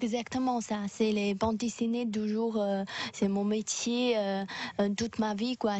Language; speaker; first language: French; non-native, learner; Chinese